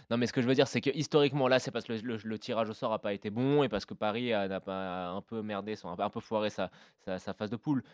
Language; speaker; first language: French; native; French